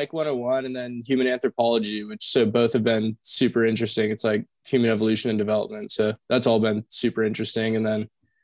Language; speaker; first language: English; native; English